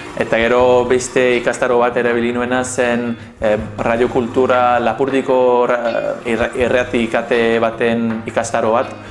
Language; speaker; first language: Basque; non-native, fluent; English